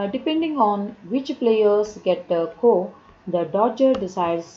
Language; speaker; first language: English; non-native, local second language; Kannada